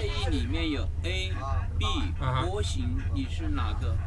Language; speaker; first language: Chinese; native; Chinese